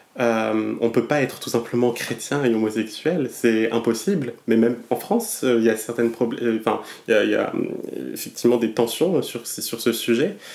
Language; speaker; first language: French; non-native, local second language; Malagasy